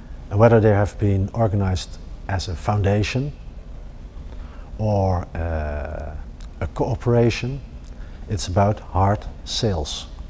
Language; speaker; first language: English; non-native, fluent; Dutch